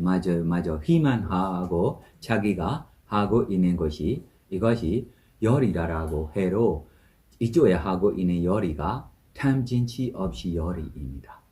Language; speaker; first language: Korean; non-native, fluent; Burmese